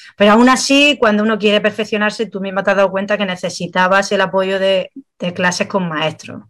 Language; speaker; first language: Spanish; native; Spanish